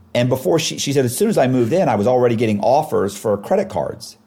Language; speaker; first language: English; native; English